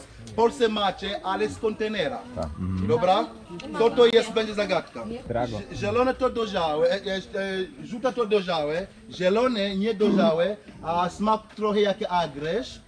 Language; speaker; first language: Polish; non-native, learner; Swahili